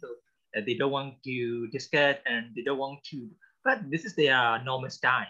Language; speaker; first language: English; non-native, learner; Burmese